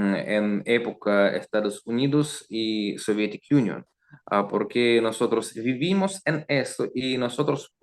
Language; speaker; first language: Spanish; non-native, learner; Russian